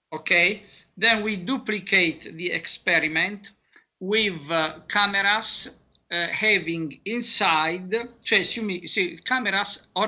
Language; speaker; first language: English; non-native, learner; Italian